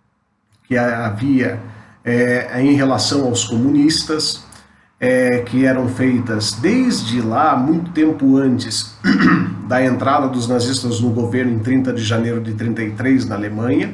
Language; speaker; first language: Portuguese; native; Portuguese